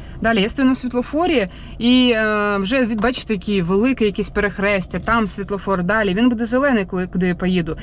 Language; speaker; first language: Ukrainian; non-native, local second language; Russian